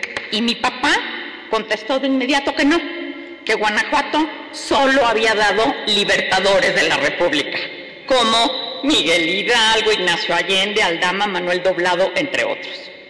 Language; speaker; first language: Spanish; native; Spanish